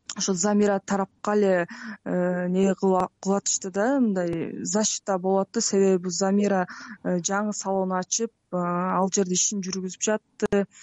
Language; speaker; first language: Kyrgyz; native; Kyrgyz